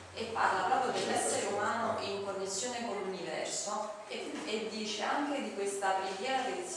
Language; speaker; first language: Italian; native; Italian